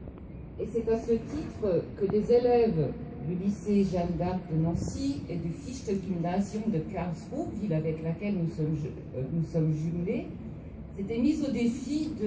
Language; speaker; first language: French; native; French